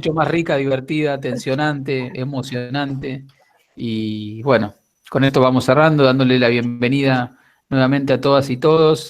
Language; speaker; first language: Spanish; native; Spanish